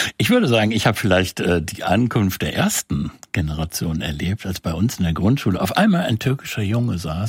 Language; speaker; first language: German; native; German